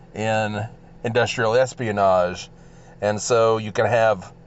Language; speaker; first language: English; native; English